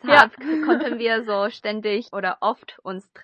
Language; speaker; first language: German; non-native, fluent; Chinese